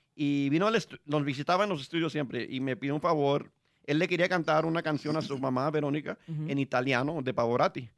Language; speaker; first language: Spanish; early bilingual, heritage; Spanish